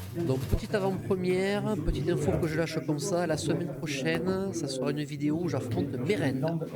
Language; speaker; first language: French; native; French